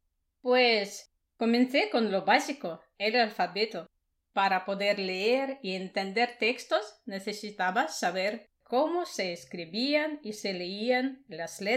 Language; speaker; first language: Spanish; non-native, fluent; Russian